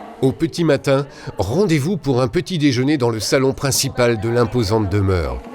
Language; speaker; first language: French; native; French